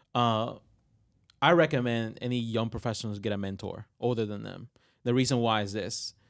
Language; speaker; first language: English; non-native, fluent; Spanish